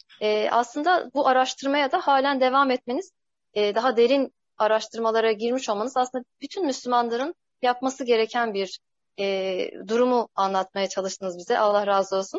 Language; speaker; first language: Turkish; native; Turkish